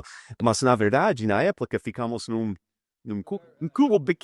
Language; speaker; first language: Portuguese; non-native, fluent; English